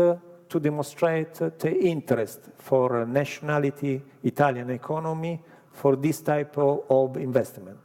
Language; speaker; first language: English; non-native, learner; Italian